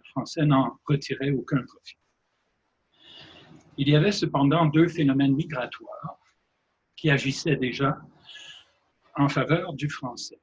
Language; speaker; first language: French; native; French